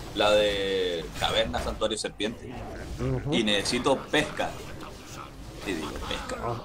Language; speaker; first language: Spanish; native; Spanish